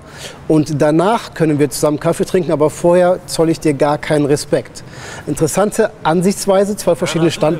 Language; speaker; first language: German; native; German